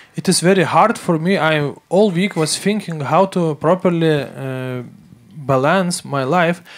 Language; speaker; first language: English; non-native, fluent; Lithuanian